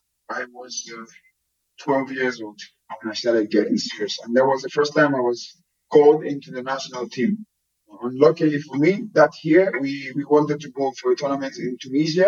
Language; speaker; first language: English; non-native, local second language; Yoruba